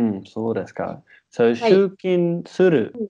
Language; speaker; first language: Japanese; non-native, learner; English